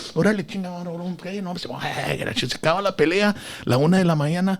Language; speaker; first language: Spanish; early bilingual, other home language; English